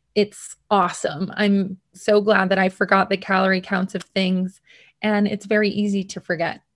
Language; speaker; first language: English; native; English